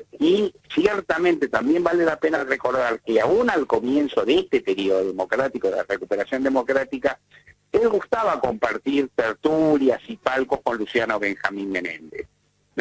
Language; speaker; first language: Spanish; native; Spanish